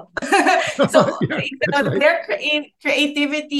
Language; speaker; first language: English; non-native, local second language; Filipino